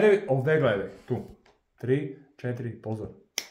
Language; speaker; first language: Serbian; native; Serbian